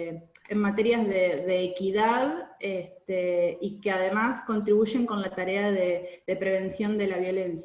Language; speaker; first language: Spanish; native; Spanish